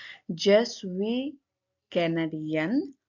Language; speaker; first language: French; non-native, learner; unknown